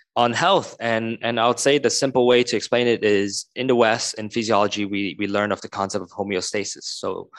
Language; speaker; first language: English; non-native, local second language; Cantonese